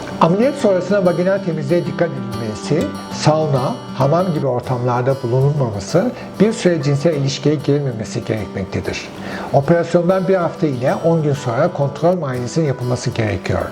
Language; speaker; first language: Turkish; native; Turkish